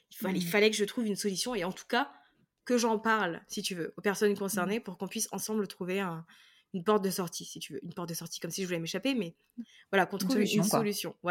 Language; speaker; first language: French; native; French